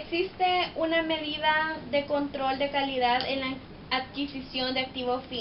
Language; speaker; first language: Spanish; native; Spanish